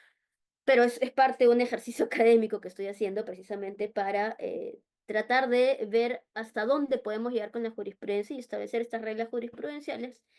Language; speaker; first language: Spanish; native; Spanish